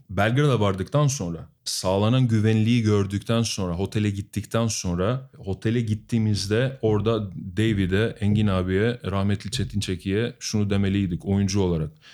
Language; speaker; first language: Turkish; non-native, fluent; Albanian